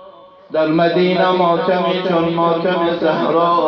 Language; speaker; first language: Persian; native; Persian